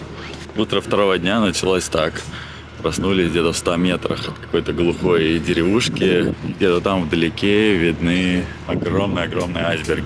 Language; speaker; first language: Russian; native; Russian